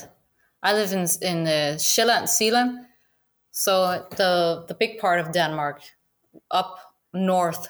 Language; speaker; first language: English; non-native, fluent; Danish